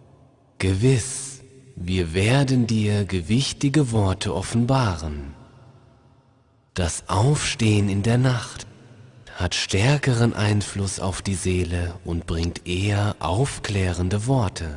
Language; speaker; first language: German; native; German